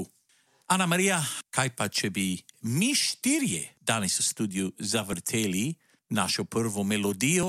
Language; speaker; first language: Slovenian; native; Slovenian